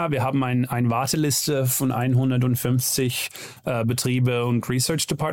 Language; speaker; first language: German; non-native, learner; Dutch